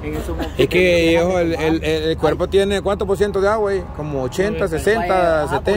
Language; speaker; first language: Spanish; native; Spanish